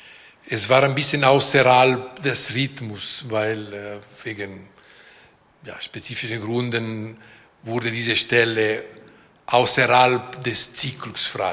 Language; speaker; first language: German; non-native, local second language; Italian